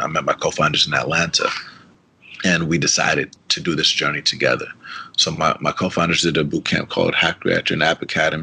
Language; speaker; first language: English; early bilingual, other home language; Spanish